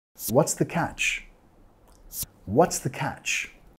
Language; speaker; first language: English; native; English